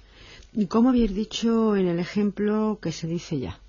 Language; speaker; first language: Spanish; native; Spanish